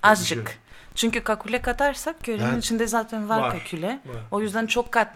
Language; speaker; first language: Turkish; non-native, learner; Greek